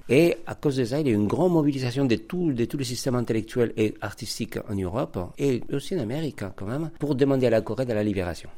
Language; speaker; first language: French; non-native, fluent; Spanish